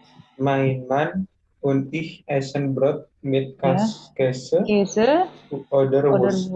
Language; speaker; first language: German; non-native, learner; Indonesian